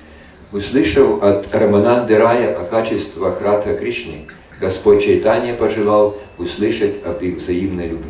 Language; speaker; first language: Russian; native; Russian